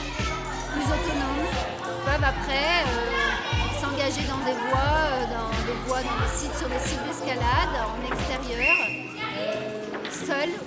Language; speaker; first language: French; native; French